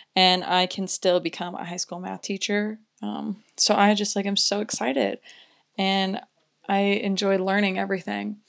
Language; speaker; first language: English; native; English